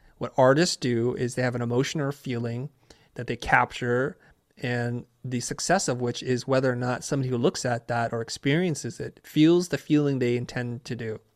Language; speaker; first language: English; early bilingual, other home language; Vietnamese